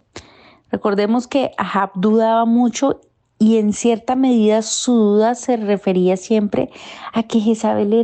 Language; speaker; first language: Spanish; native; Spanish